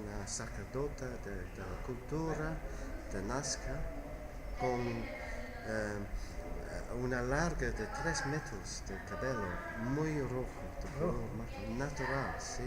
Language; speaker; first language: Spanish; non-native, fluent; English